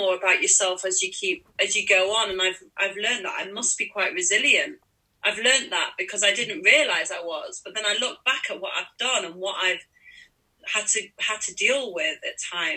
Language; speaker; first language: English; native; English